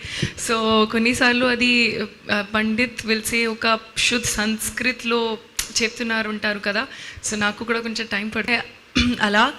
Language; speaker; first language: Telugu; non-native, learner; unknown